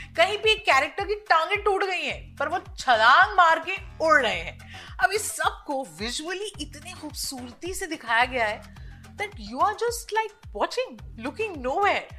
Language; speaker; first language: Hindi; native; Hindi